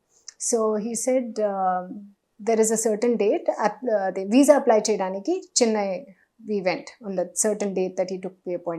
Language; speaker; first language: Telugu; non-native, local second language; Hindi